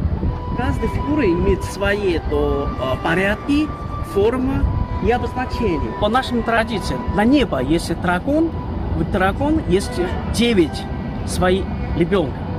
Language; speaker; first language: Russian; non-native, learner; Chinese